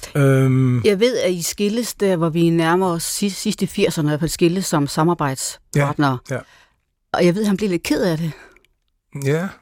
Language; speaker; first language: Danish; native; Danish